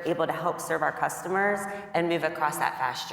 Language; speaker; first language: English; native; English